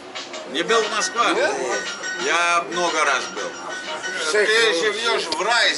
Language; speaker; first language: Russian; non-native, learner; English